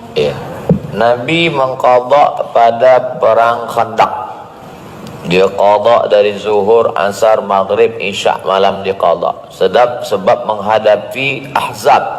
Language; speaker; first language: Malay; native; Malay